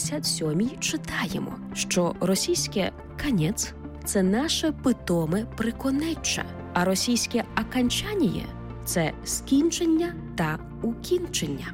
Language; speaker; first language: Ukrainian; native; Ukrainian